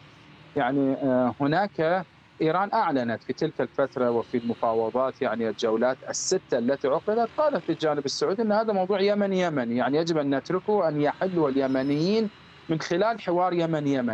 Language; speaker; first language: Arabic; non-native, fluent; Persian